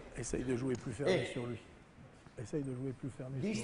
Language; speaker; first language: French; native; French